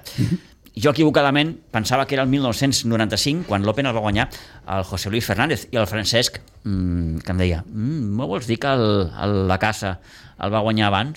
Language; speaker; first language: Catalan; native; Catalan